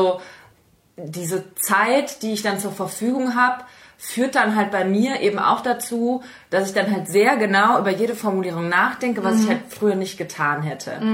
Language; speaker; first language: German; native; German